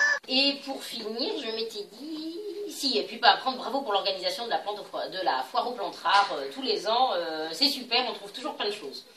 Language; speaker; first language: French; native; French